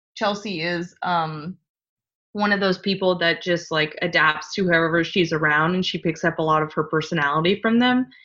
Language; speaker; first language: English; native; English